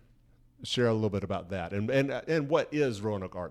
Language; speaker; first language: English; native; English